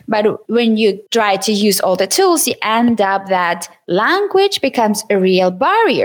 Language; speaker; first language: English; non-native, fluent; Ukrainian